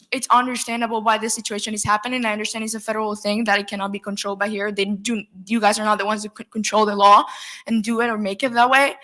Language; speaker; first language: English; non-native, fluent; Spanish